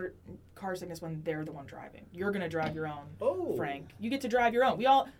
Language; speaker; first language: English; native; English